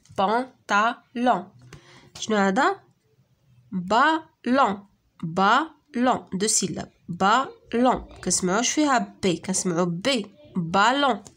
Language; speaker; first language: French; non-native, local second language; Arabic